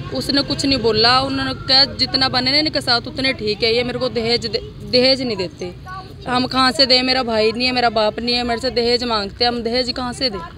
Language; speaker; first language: Hindi; native; Hindi